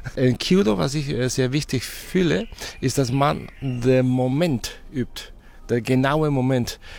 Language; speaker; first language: German; non-native, fluent; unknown